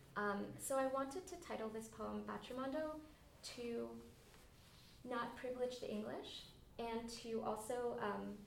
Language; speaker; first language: English; early bilingual, other home language; Bangla